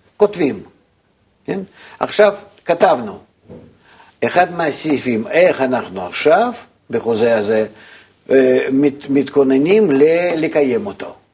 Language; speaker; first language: Hebrew; native; Hebrew